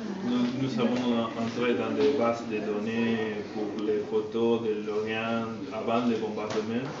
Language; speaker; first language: French; non-native, fluent; Spanish